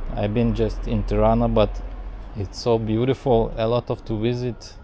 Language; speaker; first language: English; non-native, learner; Lithuanian